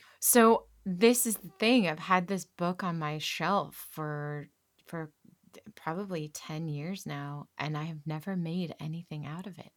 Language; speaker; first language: English; native; English